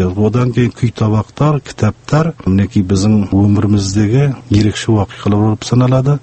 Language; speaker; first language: Kazakh; early bilingual, heritage; Kazakh